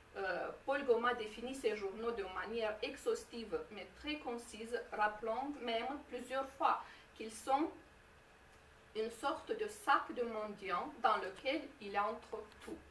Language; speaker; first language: French; non-native, fluent; Romanian